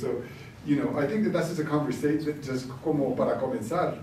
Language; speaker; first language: English; early bilingual, other home language; Spanish